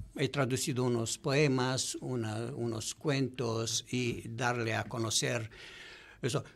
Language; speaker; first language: Spanish; non-native, fluent; Romanian